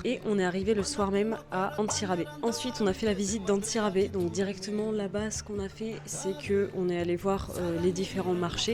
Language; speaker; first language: French; native; French